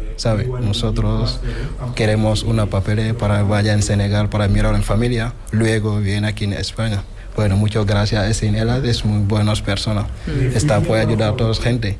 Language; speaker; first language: Spanish; non-native, learner; Wolof